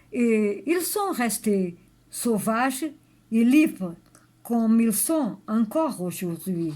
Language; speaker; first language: French; non-native, learner; Portuguese